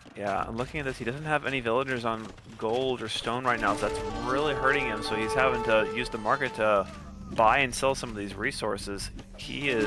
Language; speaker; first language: English; native; English